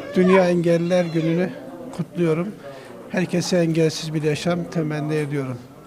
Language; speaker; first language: Turkish; native; Turkish